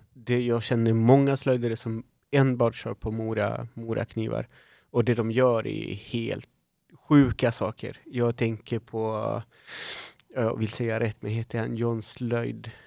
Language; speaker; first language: Swedish; non-native, fluent; Spanish